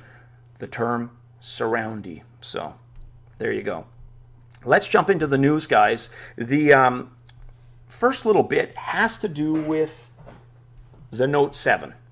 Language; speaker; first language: English; native; English